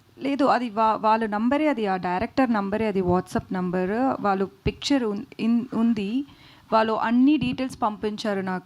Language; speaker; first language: Telugu; non-native, learner; Tamil